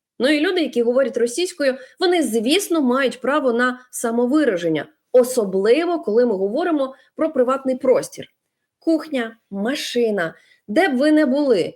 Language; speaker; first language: Ukrainian; non-native, local second language; Russian